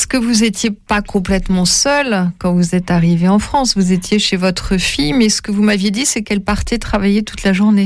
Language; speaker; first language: French; native; French